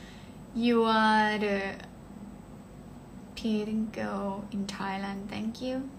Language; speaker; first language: English; non-native, learner; Thai